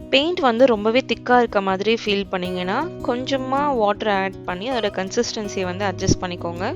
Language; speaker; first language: Tamil; native; Tamil